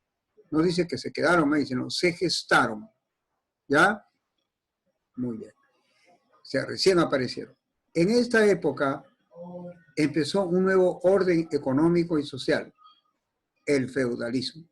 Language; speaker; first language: Spanish; native; Spanish